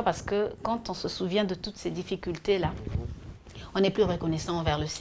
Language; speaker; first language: French; non-native, local second language; Lingala